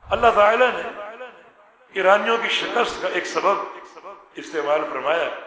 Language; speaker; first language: Urdu; native; Urdu